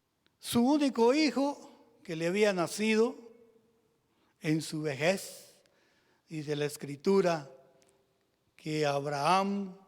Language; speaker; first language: Spanish; native; Spanish